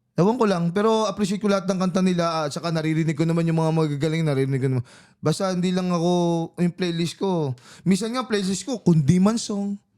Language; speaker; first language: Filipino; native; Filipino